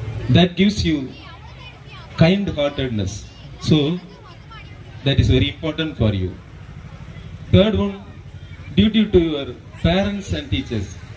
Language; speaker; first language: English; non-native, local second language; Tamil